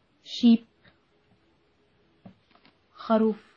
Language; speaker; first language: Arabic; native; Arabic